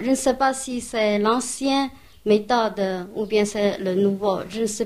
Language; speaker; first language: French; non-native, learner; Chinese